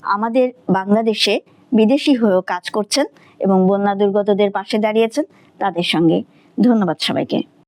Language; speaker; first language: Bangla; native; Bangla